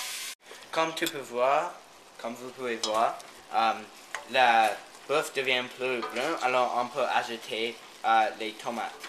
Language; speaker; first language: French; non-native, learner; English